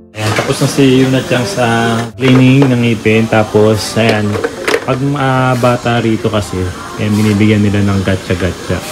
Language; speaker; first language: Filipino; native; Filipino